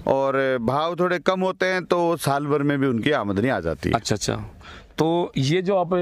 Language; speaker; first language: Hindi; native; Hindi